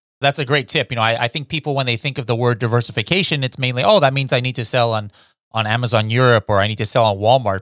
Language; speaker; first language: English; native; English